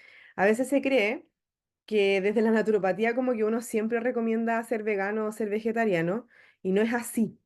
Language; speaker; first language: Spanish; native; Spanish